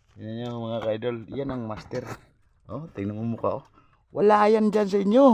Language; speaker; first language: Filipino; native; Filipino